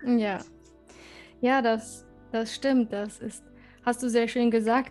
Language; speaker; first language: German; early bilingual, heritage; German